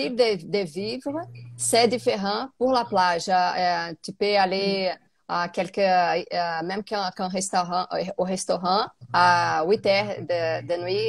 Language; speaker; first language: French; non-native, learner; Portuguese